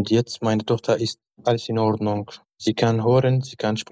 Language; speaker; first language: German; non-native, learner; Arabic